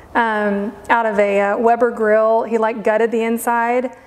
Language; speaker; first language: English; native; English